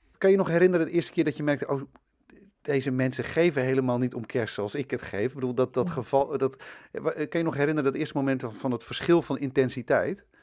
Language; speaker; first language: Dutch; native; Dutch